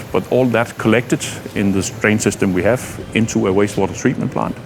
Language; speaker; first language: English; non-native, fluent; Danish